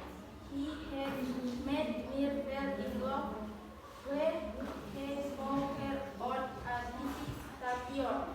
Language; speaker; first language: English; non-native, learner; Indonesian